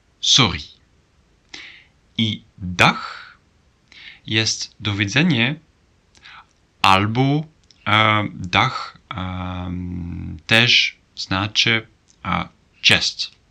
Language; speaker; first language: Polish; non-native, learner; Dutch